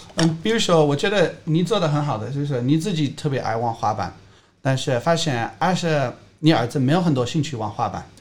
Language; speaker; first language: Chinese; non-native, fluent; English